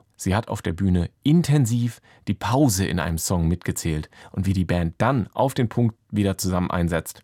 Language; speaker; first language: German; native; German